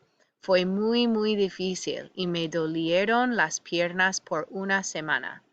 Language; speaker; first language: Spanish; non-native, fluent; English